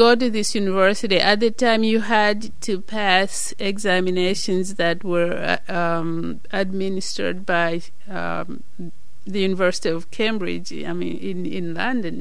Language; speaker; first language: English; non-native, local second language; Nyanja